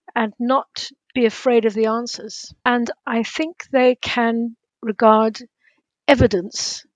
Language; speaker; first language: English; native; English